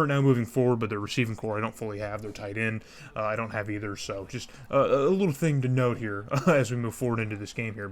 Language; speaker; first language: English; native; English